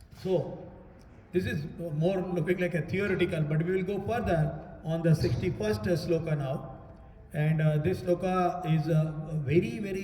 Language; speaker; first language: English; non-native, local second language; Hindi